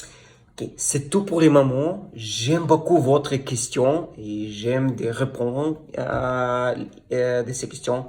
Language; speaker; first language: French; non-native, learner; Russian